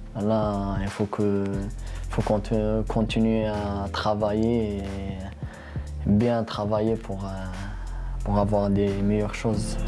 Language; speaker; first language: French; non-native, local second language; Kabyle